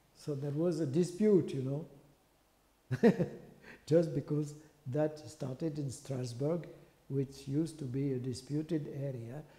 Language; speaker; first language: English; non-native, fluent; French